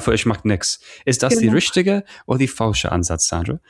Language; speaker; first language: German; non-native, learner; English